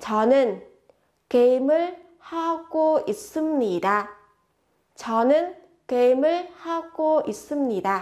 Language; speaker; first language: Korean; non-native, fluent; Vietnamese